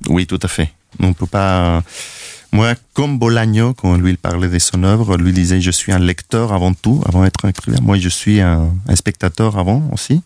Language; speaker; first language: French; non-native, fluent; Spanish